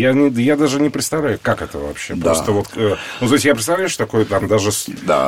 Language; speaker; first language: Russian; native; Russian